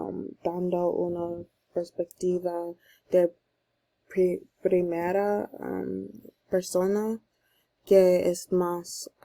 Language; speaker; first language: Spanish; non-native, learner; English